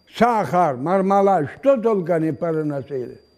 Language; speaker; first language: Russian; non-native, local second language; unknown